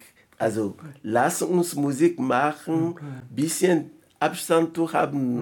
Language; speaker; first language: German; non-native, learner; French